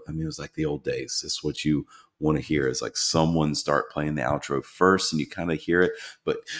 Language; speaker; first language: English; native; English